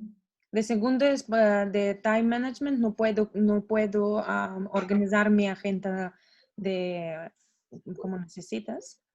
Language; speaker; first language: Spanish; non-native, learner; Russian